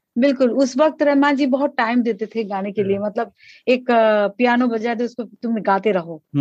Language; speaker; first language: Hindi; non-native, local second language; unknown